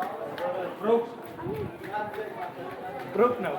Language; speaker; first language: English; non-native, learner; Turkish